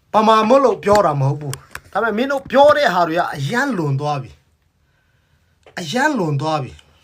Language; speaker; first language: Burmese; non-native, local second language; Hakha Chin